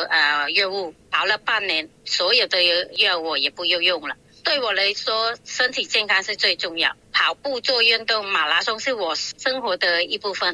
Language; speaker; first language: Chinese; non-native, local second language; Cantonese